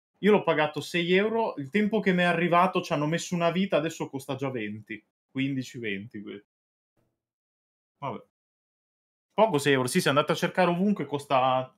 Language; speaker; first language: Italian; native; Italian